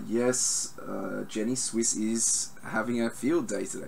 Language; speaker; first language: English; native; English